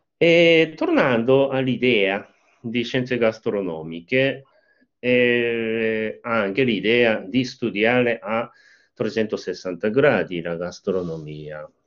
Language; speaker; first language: Italian; non-native, fluent; Japanese